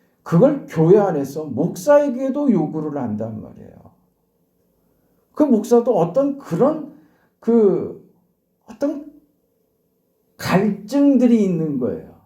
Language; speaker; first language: Korean; native; Korean